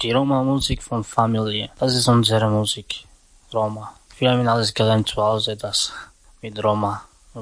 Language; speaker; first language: German; non-native, learner; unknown